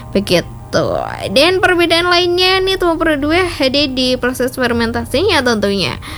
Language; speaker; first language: Indonesian; native; Indonesian